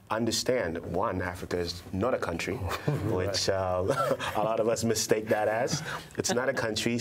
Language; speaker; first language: English; non-native, local second language; Akan